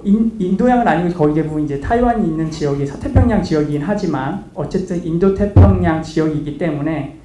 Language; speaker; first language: Korean; native; Korean